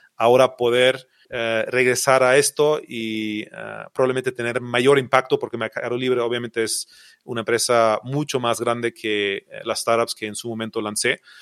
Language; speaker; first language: Spanish; non-native, fluent; German